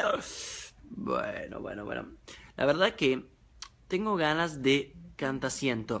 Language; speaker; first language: Spanish; non-native, fluent; Italian